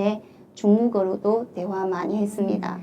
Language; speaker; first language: Korean; non-native, fluent; Chinese